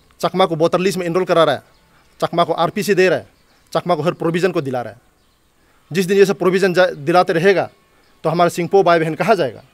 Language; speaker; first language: Hindi; non-native, local second language; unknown